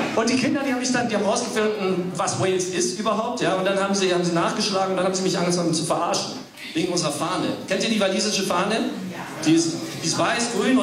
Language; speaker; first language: German; early bilingual, other home language; English